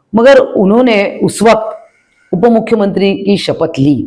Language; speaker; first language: Hindi; non-native, local second language; Marathi